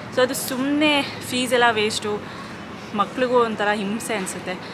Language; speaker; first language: Kannada; non-native, local second language; Telugu